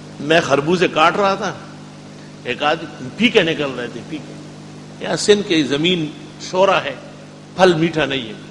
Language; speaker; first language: Urdu; non-native, local second language; Pashto